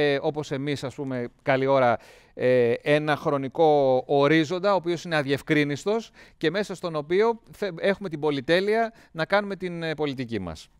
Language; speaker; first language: Greek; native; Greek